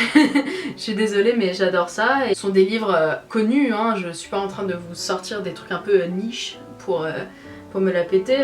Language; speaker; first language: French; native; French